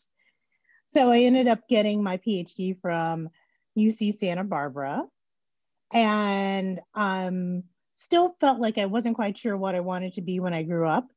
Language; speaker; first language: English; native; English